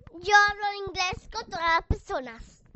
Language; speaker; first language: Spanish; early bilingual, heritage; Spanish